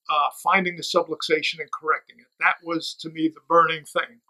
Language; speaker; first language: English; native; English